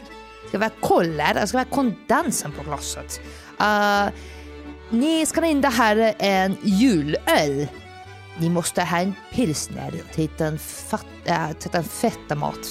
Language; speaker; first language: Swedish; non-native, learner; Danish